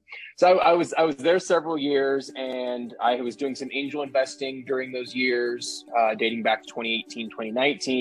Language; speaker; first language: English; native; English